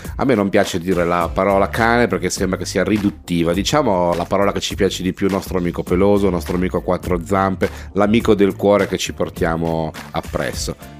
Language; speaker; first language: Italian; native; Italian